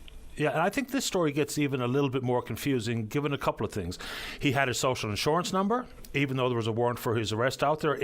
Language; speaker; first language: English; native; English